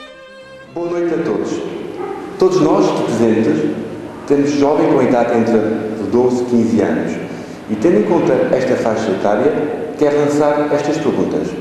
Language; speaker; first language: Portuguese; native; Portuguese